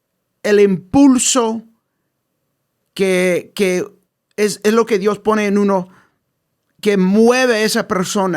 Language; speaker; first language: Spanish; early bilingual, heritage; English